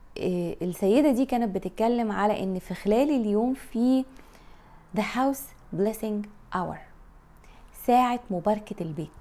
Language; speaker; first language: Arabic; native; Arabic